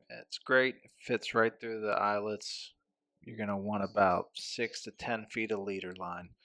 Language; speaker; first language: English; native; English